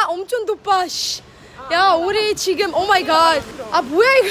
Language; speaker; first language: Korean; non-native, fluent; Arabic